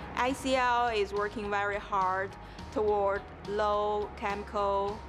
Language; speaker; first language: English; non-native, fluent; Norwegian